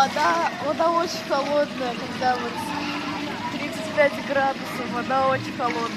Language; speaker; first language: Russian; native; Russian